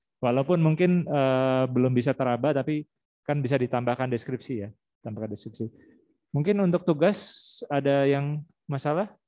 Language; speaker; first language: Indonesian; native; Indonesian